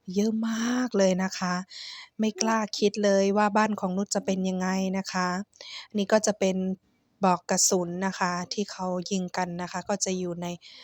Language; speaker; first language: Thai; non-native, local second language; Shan